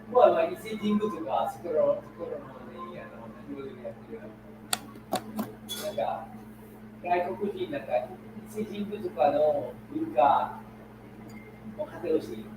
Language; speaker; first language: Japanese; non-native, learner; English